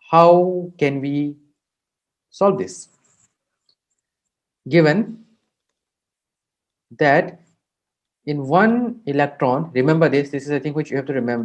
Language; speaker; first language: English; non-native, local second language; Hindi